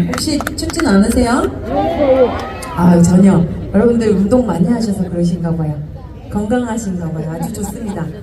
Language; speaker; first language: Korean; native; Korean